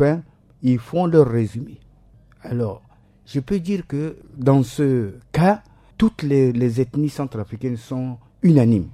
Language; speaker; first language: French; non-native, local second language; Sango